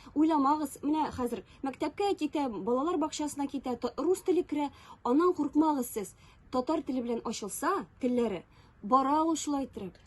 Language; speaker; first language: Tatar; native; Tatar